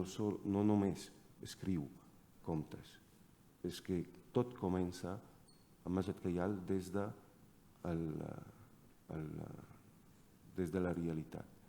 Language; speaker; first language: Catalan; non-native, fluent; Arabic